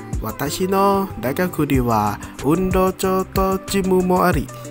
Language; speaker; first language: Japanese; non-native, learner; Thai